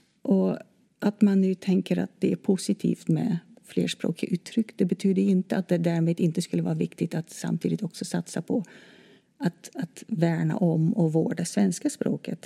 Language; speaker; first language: Swedish; non-native, fluent; Dutch